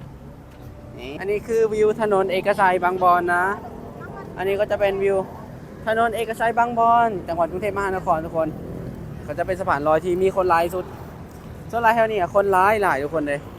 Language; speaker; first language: Thai; non-native, local second language; Northeastern Thai